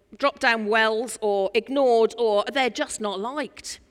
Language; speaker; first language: English; native; English